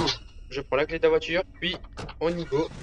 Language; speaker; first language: French; native; French